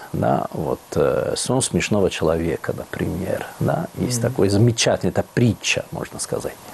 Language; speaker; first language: Russian; non-native, fluent; Italian